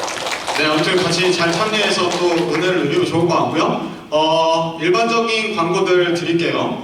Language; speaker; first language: Korean; native; Korean